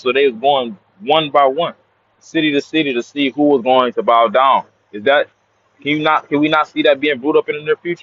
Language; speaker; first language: English; native; English